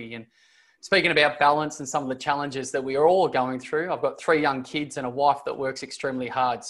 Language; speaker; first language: English; native; English